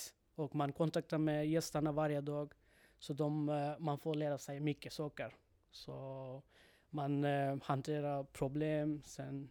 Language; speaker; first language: Swedish; non-native, learner; Bangla